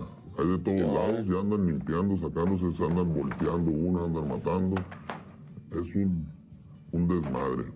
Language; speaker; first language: Spanish; native; Spanish